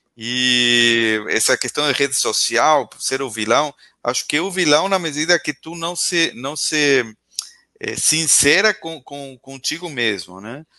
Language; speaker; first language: Portuguese; non-native, fluent; Spanish